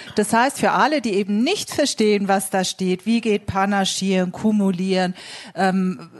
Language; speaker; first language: German; native; German